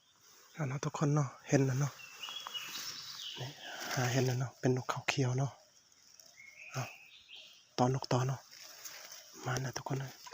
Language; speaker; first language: Thai; non-native, local second language; Northeastern Thai